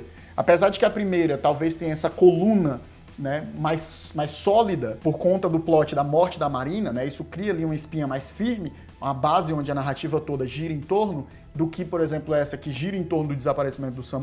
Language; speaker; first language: Portuguese; native; Portuguese